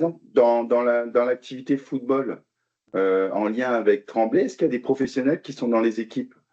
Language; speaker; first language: French; native; French